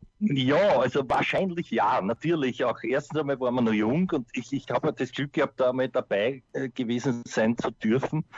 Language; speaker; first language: German; native; German